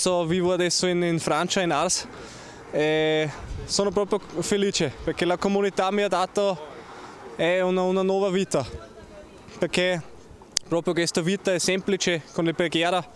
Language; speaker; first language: Italian; non-native, learner; German